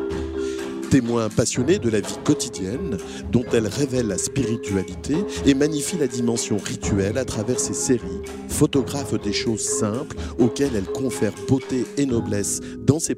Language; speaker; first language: French; native; French